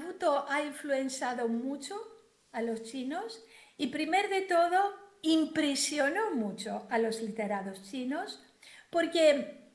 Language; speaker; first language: Spanish; non-native, fluent; Greek